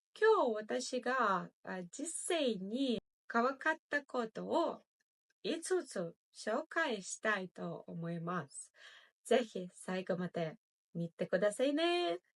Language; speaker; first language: Japanese; non-native, fluent; Ukrainian